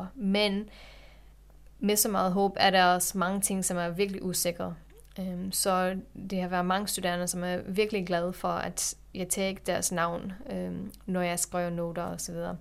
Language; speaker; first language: Danish; non-native, fluent; English